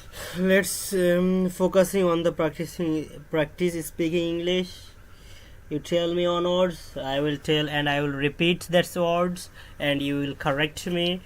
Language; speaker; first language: English; non-native, learner; Bangla